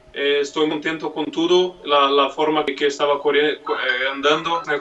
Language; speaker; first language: Spanish; non-native, learner; Portuguese